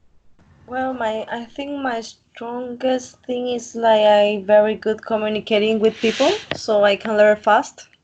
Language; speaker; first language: English; non-native, learner; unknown